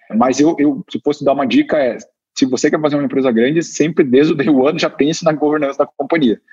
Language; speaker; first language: Portuguese; native; Portuguese